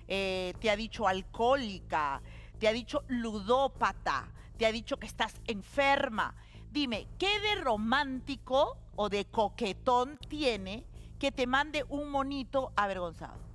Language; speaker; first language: Spanish; native; Spanish